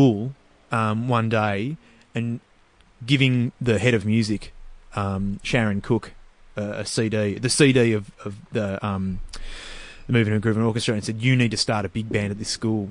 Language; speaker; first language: English; native; English